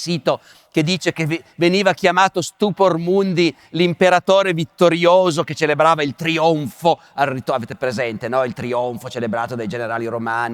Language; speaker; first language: Italian; native; Italian